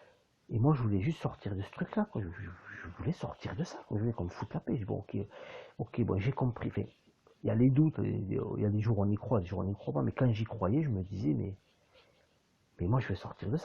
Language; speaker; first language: French; native; French